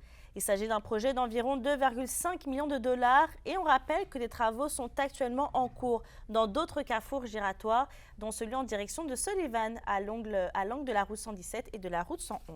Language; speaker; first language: French; native; French